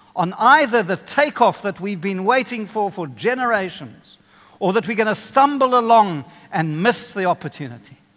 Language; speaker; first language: English; native; English